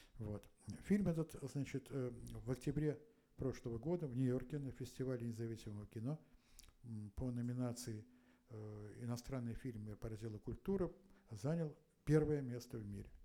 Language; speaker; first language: Russian; native; Russian